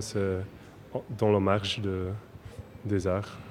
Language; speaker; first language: French; non-native, local second language; Dutch